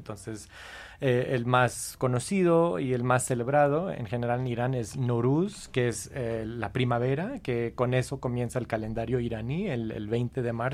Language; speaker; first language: Spanish; non-native, fluent; English